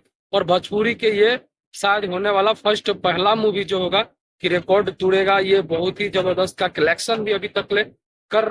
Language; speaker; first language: Hindi; non-native, local second language; Bhojpuri